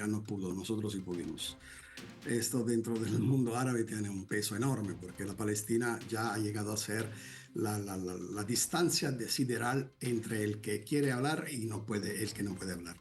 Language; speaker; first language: Spanish; non-native, fluent; Italian